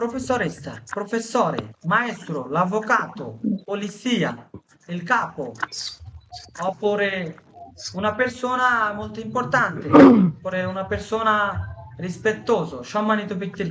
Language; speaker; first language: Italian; non-native, fluent; Bangla